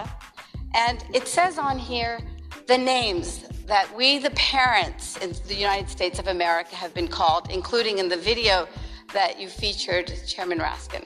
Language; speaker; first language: English; early bilingual, other home language; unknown